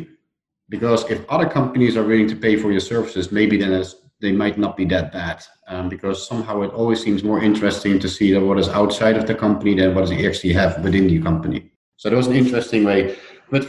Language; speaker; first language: English; non-native, fluent; Dutch